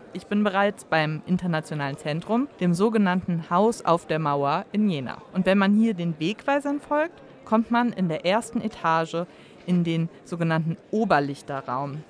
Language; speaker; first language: German; native; German